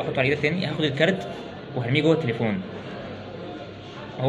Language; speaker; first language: Arabic; native; Arabic